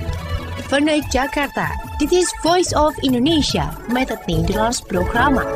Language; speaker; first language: Dutch; non-native, local second language; Indonesian